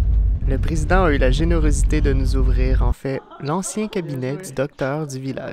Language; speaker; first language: French; native; French